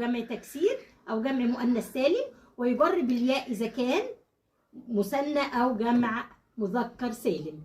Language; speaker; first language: Arabic; native; Arabic